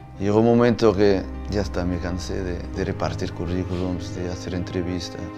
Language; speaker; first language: Spanish; non-native, fluent; Arabic